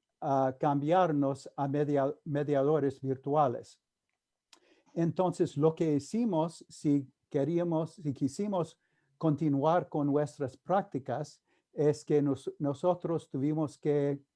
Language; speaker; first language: Spanish; non-native, fluent; English